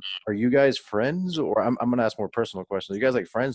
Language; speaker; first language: English; native; English